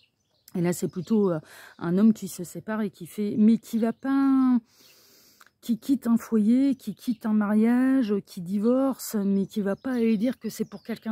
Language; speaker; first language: French; native; French